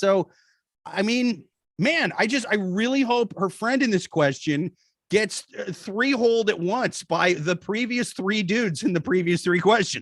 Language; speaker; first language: English; native; English